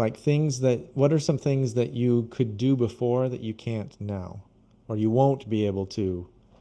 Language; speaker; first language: English; non-native, fluent; Portuguese